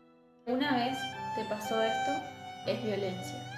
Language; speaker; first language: Spanish; native; Spanish